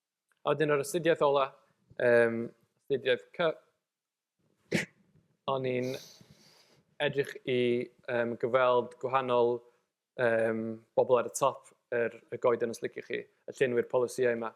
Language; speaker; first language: Welsh; native; Welsh